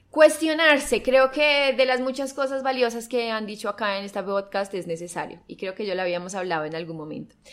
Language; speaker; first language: Spanish; native; Spanish